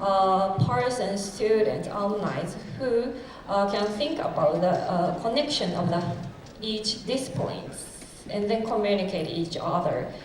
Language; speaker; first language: English; non-native, fluent; Japanese